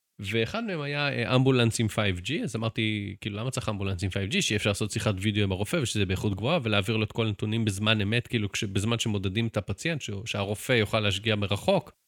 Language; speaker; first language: Hebrew; native; Hebrew